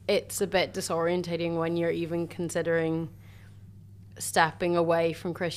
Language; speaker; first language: English; native; English